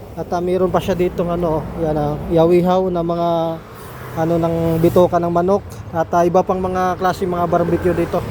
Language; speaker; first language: Filipino; native; Filipino